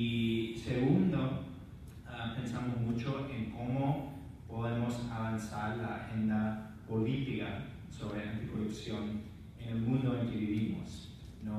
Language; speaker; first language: Spanish; non-native, fluent; English